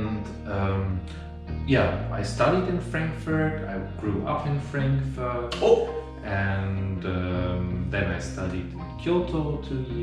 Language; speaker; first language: English; non-native, fluent; German